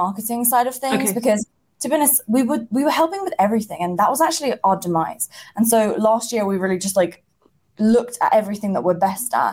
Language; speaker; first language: English; native; English